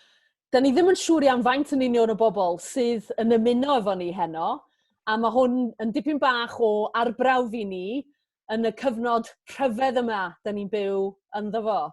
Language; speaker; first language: Welsh; native; Welsh